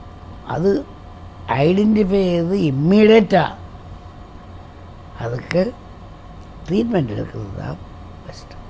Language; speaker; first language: Tamil; non-native, local second language; Malayalam